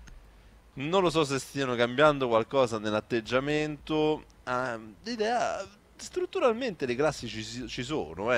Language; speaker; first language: Italian; native; Italian